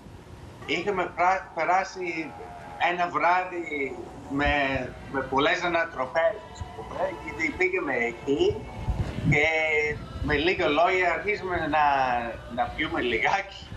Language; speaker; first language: Greek; non-native, fluent; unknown